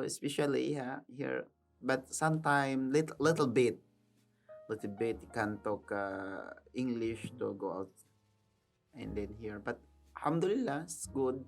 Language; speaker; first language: English; non-native, learner; Filipino